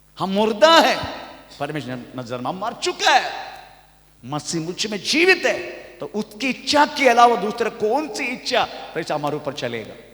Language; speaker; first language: Hindi; non-native, local second language; Malayalam